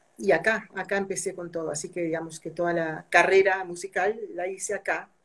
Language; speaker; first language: Spanish; native; Spanish